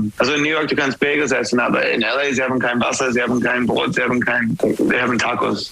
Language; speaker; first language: German; non-native, learner; English